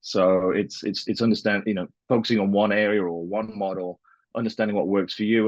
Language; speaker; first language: English; native; English